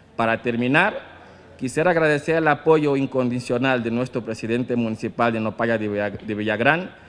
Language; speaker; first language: Spanish; non-native, fluent; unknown